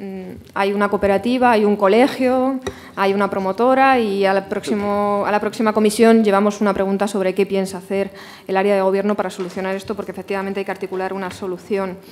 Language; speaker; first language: Spanish; native; Spanish